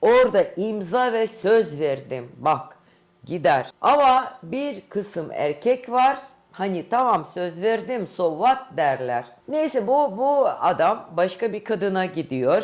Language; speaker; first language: Turkish; non-native, fluent; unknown